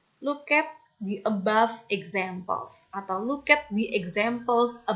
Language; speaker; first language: English; non-native, fluent; Indonesian